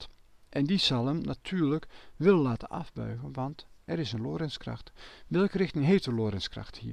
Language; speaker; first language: Dutch; native; Dutch